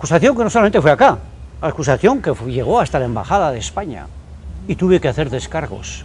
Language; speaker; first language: Spanish; native; Spanish